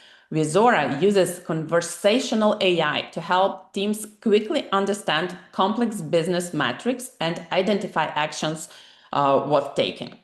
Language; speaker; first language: English; non-native, fluent; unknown